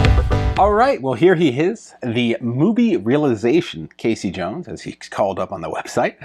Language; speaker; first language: English; native; English